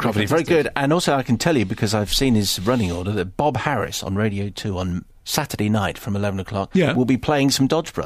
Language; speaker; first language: English; native; English